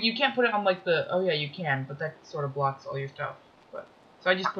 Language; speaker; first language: English; native; English